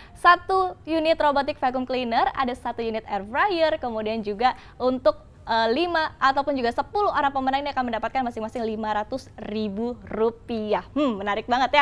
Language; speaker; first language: Indonesian; native; Indonesian